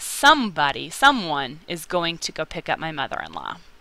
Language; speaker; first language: English; native; English